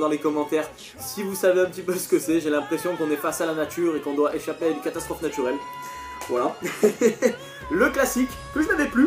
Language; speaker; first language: French; native; French